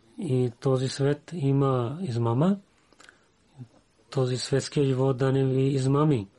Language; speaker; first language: Bulgarian; non-native, learner; Urdu